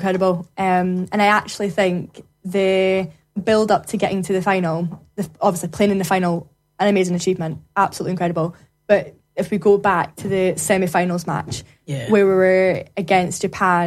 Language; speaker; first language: English; native; English